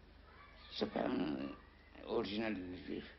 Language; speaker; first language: French; non-native, learner; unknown